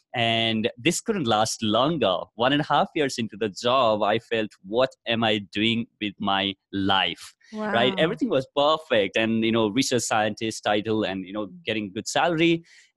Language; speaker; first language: English; non-native, local second language; Nepali